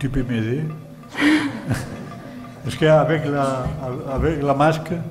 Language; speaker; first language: French; non-native, learner; Catalan